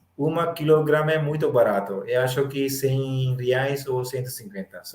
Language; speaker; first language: Portuguese; non-native, learner; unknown